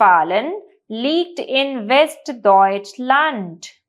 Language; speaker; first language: German; non-native, fluent; Hindi